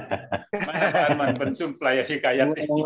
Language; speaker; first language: Indonesian; native; Indonesian